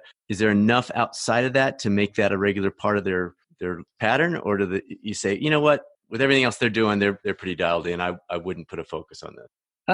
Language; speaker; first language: English; native; English